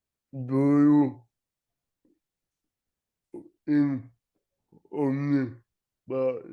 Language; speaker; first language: English; non-native, learner; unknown